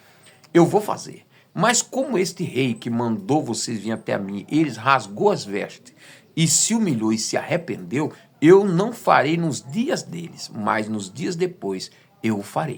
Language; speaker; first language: Portuguese; native; Portuguese